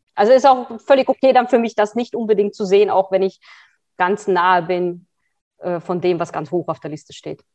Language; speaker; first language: German; early bilingual, other home language; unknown